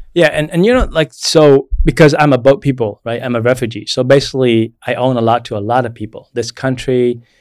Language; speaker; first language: English; non-native, fluent; Vietnamese